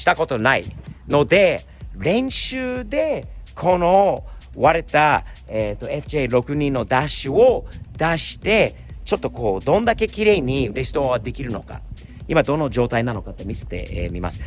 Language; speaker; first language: Japanese; native; Japanese